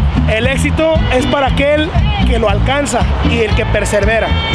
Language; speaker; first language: Spanish; early bilingual, heritage; Spanish